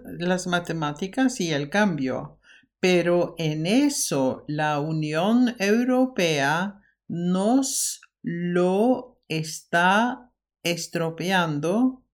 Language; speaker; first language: Spanish; non-native, fluent; Norwegian